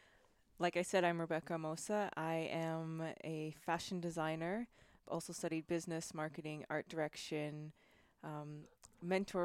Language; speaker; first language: English; native; English